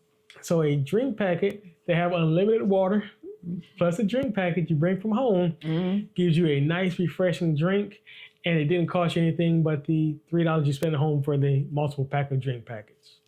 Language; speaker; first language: English; native; English